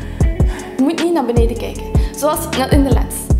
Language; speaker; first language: Dutch; early bilingual, other home language; Turkish